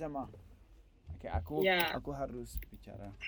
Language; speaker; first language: Indonesian; non-native, learner; English